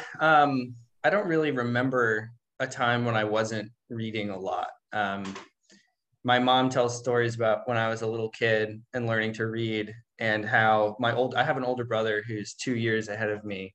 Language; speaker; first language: English; native; English